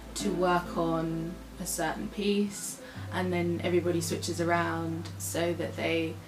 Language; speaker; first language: English; native; English